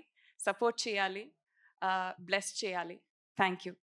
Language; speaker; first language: Telugu; non-native, learner; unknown